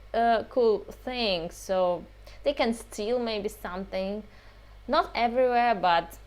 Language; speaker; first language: English; non-native, fluent; Russian